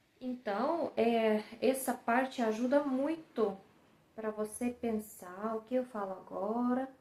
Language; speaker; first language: Portuguese; non-native, fluent; Russian